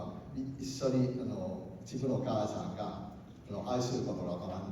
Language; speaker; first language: Japanese; non-native, learner; Cantonese